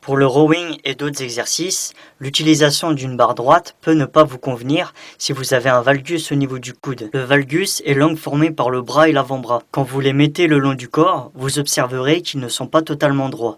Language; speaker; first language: French; native; French